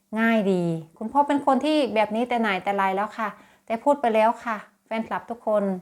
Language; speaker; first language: Thai; native; Thai